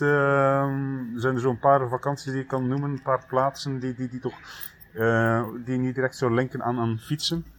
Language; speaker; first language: Dutch; native; Dutch